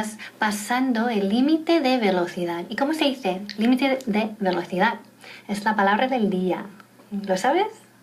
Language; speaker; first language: Spanish; non-native, fluent; English